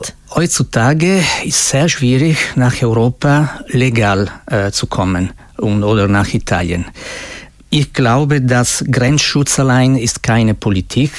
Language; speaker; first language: German; non-native, fluent; Italian